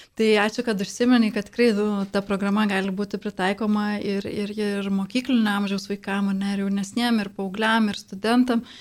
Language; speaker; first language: Lithuanian; native; Lithuanian